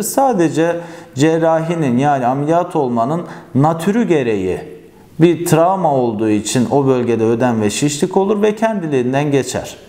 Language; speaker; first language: Turkish; native; Turkish